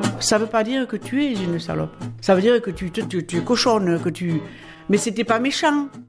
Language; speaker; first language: French; native; French